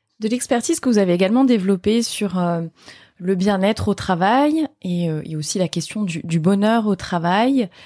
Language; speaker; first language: French; native; French